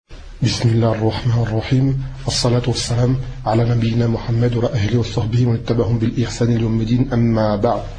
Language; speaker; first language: Arabic; non-native, fluent; French